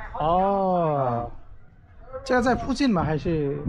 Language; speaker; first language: Chinese; non-native, fluent; Bangla